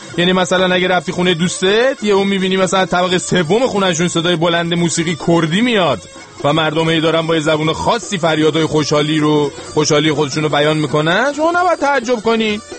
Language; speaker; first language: Persian; native; Persian